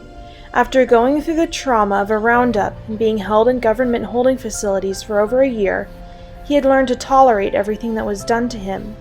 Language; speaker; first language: English; native; English